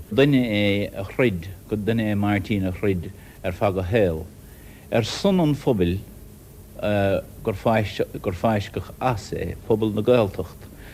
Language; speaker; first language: Irish; non-native, local second language; English